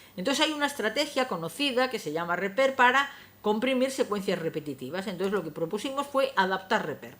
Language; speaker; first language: Spanish; non-native, local second language; Galician